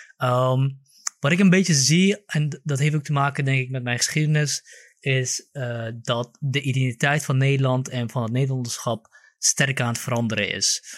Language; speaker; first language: Dutch; early bilingual, other home language; Kurdish